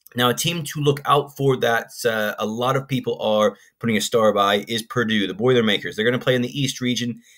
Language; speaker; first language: English; native; English